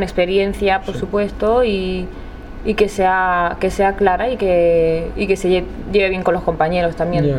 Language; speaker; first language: Spanish; native; Spanish